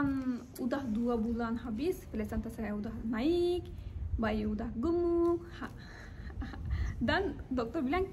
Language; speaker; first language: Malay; non-native, learner; Turkish